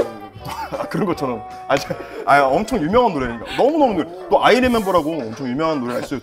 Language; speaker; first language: Korean; native; Korean